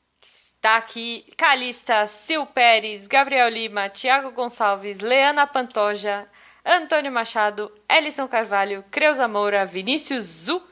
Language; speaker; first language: Portuguese; native; Portuguese